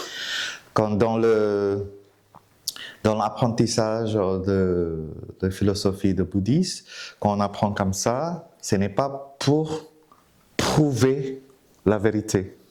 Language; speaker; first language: French; non-native, fluent; Vietnamese